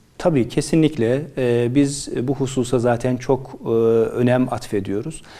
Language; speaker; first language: Turkish; native; Turkish